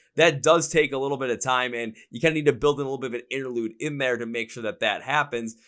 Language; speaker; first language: English; native; English